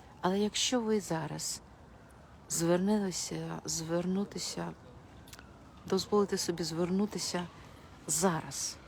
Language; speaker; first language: Ukrainian; non-native, local second language; Russian